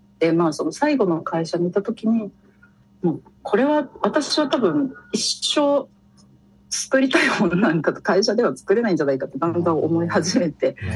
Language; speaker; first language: Japanese; native; Japanese